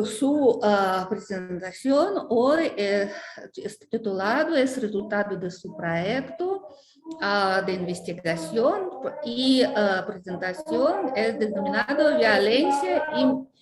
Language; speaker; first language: Spanish; non-native, fluent; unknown